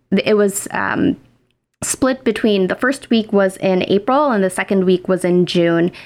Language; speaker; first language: English; non-native, local second language; Filipino